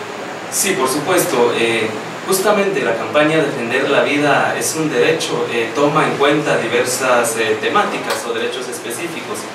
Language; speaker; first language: Spanish; native; Spanish